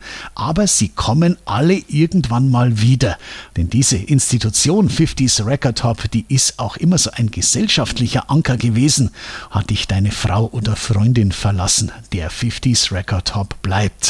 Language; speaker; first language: German; native; German